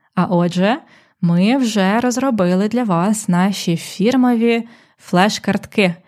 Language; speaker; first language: Ukrainian; native; Ukrainian